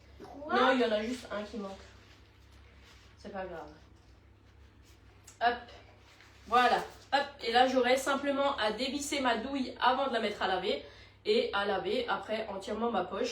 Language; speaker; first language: French; native; French